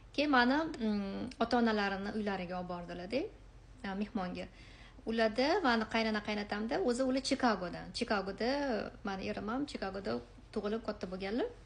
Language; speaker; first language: Uzbek; native; Uzbek